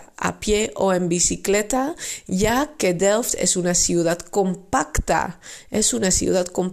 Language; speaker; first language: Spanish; non-native, fluent; Dutch